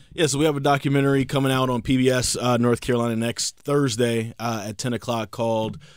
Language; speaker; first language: English; native; English